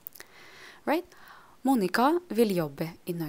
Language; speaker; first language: Norwegian; non-native, fluent; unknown